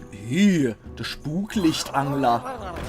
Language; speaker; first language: German; native; German